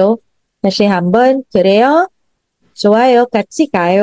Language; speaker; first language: Korean; non-native, fluent; Filipino